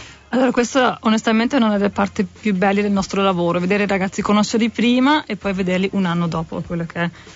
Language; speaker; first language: Italian; non-native, fluent; German